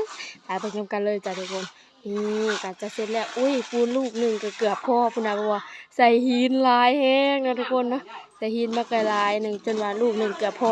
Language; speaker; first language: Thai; non-native, local second language; Northeastern Thai